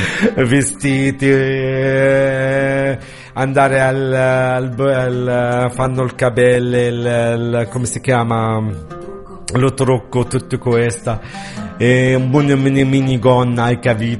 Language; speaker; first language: Italian; non-native, learner; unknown